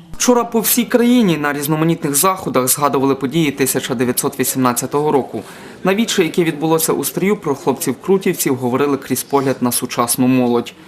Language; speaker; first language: Ukrainian; native; Ukrainian